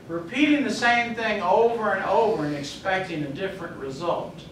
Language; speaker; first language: English; native; English